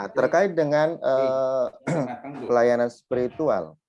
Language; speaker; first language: Indonesian; native; Indonesian